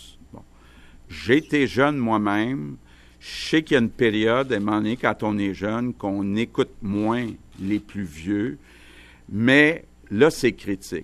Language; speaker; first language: French; native; French